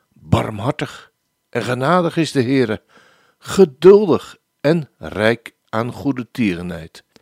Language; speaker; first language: Dutch; native; Dutch